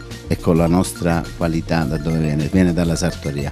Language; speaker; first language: Italian; native; Italian